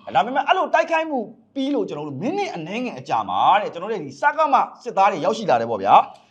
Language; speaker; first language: Burmese; native; Burmese